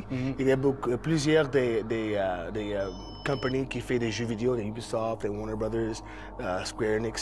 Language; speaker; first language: French; non-native, learner; English